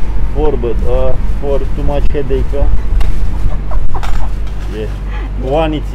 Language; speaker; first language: English; non-native, learner; Romanian